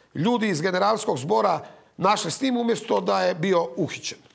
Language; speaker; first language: Croatian; native; Croatian